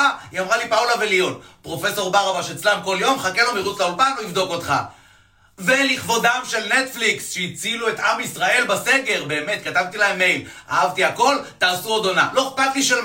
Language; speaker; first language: Hebrew; native; Hebrew